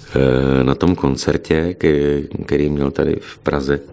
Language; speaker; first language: Czech; native; Czech